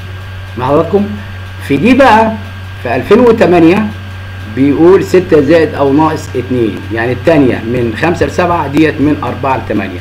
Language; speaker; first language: Arabic; native; Arabic